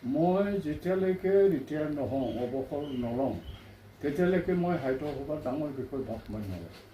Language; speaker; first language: Assamese; non-native, local second language; Bodo